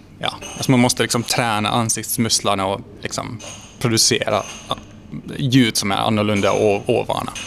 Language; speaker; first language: Swedish; non-native, fluent; Hungarian